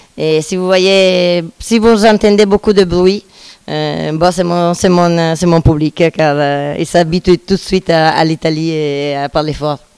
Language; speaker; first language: French; non-native, fluent; Italian